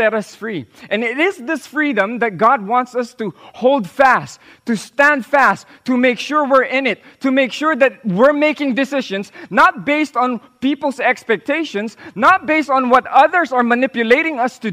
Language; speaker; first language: English; non-native, local second language; Filipino